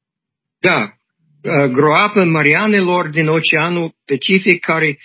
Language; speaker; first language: Romanian; non-native, learner; English